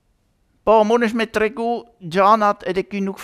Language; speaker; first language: Albanian; non-native, learner; German